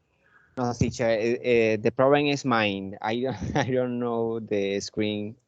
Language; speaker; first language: English; non-native, learner; Spanish